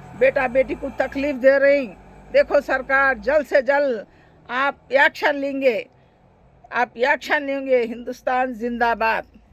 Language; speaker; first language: Hindi; native; Hindi